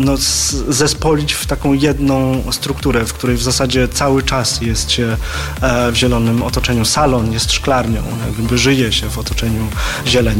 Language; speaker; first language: Polish; native; Polish